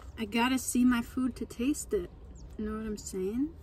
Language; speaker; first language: English; non-native, fluent; Turkish